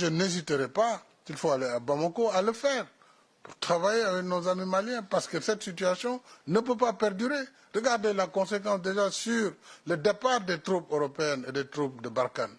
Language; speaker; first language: French; non-native, local second language; Wolof